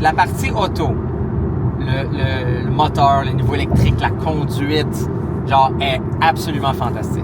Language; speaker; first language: French; native; French